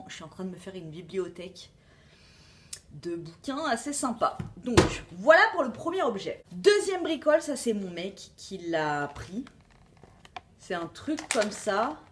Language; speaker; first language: French; native; French